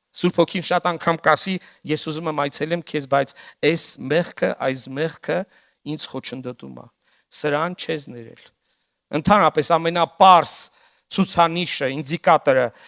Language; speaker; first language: Armenian; native; Armenian